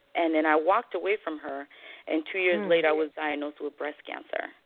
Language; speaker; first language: English; non-native, fluent; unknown